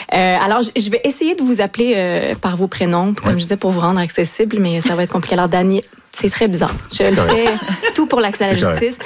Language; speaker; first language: French; native; French